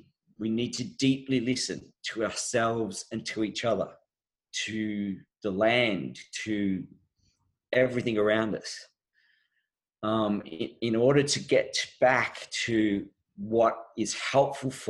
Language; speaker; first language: English; native; English